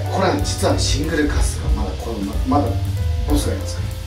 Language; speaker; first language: Japanese; native; Japanese